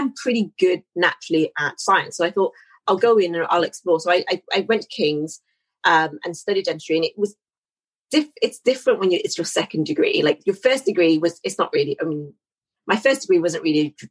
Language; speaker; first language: English; native; English